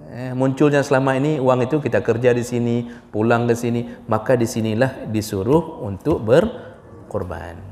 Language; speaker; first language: Malay; non-native, local second language; Achinese